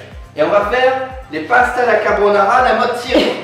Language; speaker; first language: French; native; French